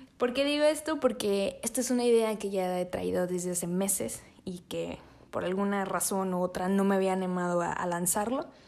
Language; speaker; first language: Spanish; native; Spanish